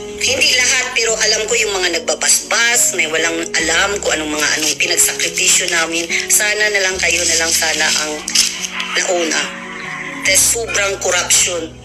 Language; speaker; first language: Filipino; non-native, local second language; Cebuano